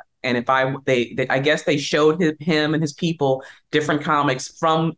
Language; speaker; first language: English; native; English